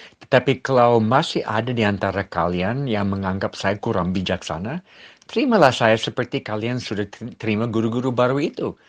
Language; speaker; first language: Malay; non-native, fluent; English